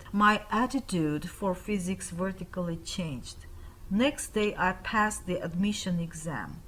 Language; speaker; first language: English; non-native, fluent; Armenian